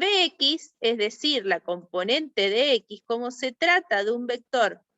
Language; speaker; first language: Spanish; native; Spanish